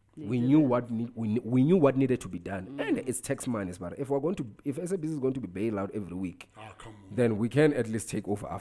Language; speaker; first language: English; non-native, local second language; Tsonga